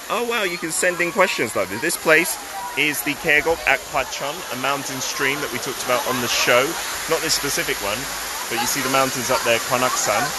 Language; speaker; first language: English; native; English